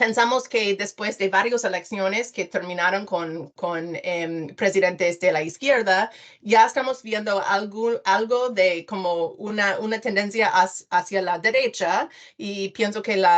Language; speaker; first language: Spanish; non-native, fluent; English